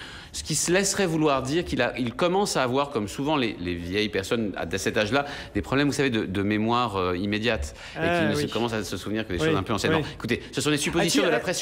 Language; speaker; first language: French; native; French